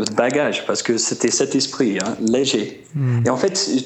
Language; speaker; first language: French; non-native, fluent; English